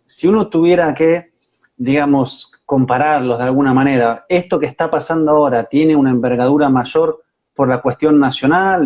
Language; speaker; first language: Spanish; native; Spanish